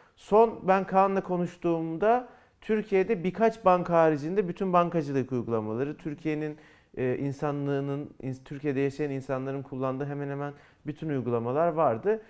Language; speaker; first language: Turkish; native; Turkish